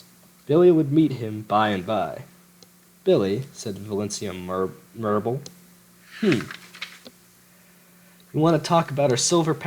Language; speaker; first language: English; native; English